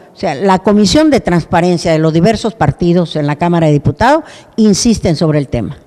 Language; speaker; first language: Spanish; native; Spanish